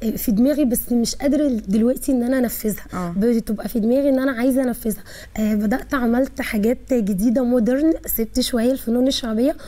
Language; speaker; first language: Egyptian Arabic; native; Egyptian Arabic